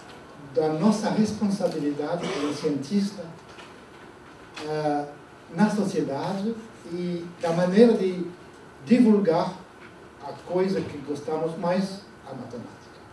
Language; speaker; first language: Portuguese; non-native, fluent; French